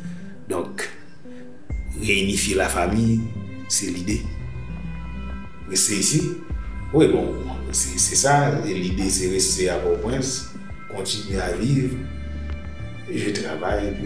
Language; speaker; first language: French; non-native, local second language; Haitian Creole